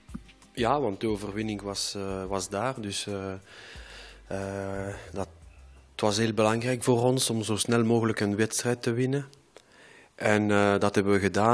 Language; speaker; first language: Dutch; non-native, local second language; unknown